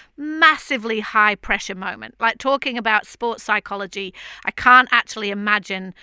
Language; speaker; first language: English; native; English